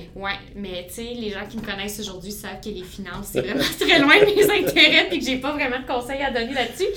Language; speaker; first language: French; native; French